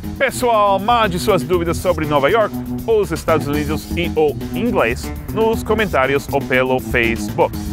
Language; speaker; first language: Portuguese; non-native, fluent; English